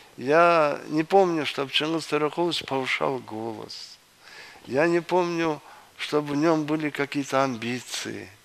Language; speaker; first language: Russian; non-native, local second language; Kyrgyz